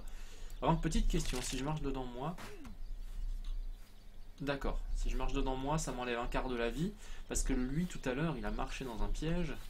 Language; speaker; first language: French; native; French